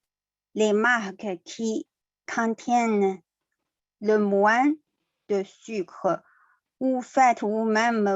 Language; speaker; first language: French; non-native, learner; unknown